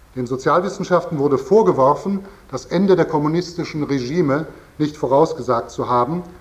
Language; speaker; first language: German; native; German